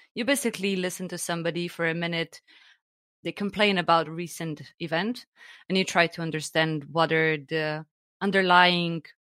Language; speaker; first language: English; non-native, fluent; Slovenian